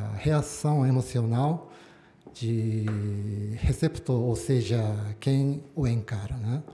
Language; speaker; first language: Portuguese; non-native, fluent; Japanese